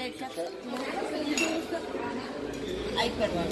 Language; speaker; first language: Spanish; native; Spanish